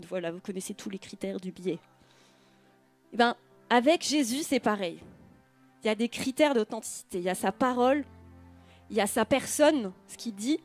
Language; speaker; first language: French; native; French